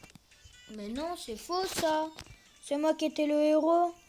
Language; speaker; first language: French; native; French